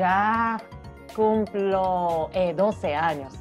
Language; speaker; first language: Spanish; non-native, fluent; Japanese